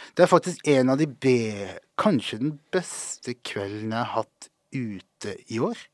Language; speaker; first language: Norwegian; native; Norwegian